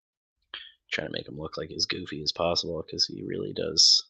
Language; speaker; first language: English; native; English